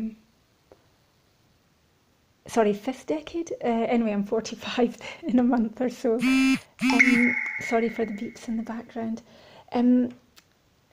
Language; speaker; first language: English; native; English